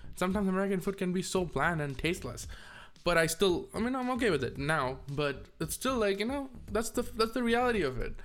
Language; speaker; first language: English; non-native, local second language; Tamil